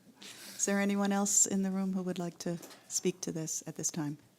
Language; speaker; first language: English; native; English